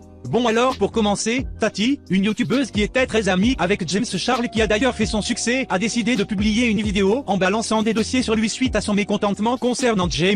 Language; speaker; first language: French; native; French